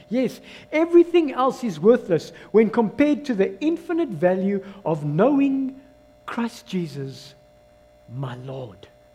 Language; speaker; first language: English; non-native, local second language; Afrikaans